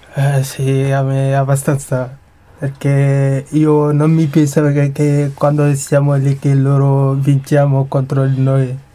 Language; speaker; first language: Italian; non-native, learner; Mandingo